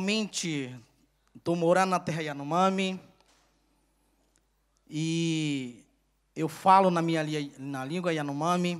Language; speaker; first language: Portuguese; non-native, local second language; Yanomámi